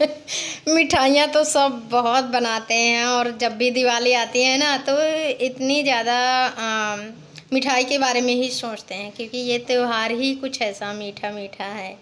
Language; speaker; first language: Hindi; native; Hindi